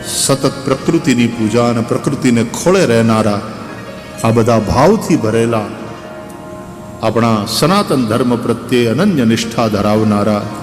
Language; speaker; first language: Gujarati; native; Gujarati